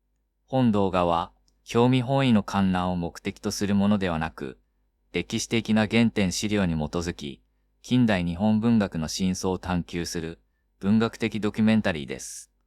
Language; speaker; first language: Japanese; native; Japanese